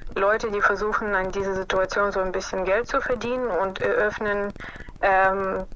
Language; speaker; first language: German; non-native, fluent; Ukrainian